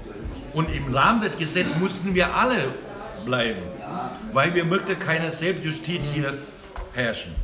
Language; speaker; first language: German; non-native, learner; Thai